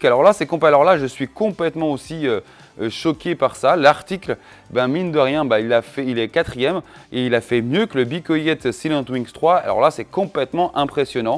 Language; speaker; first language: French; native; French